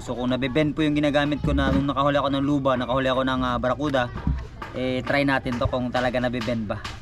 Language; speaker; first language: Filipino; native; Filipino